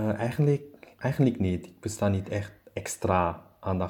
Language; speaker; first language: Dutch; non-native, learner; German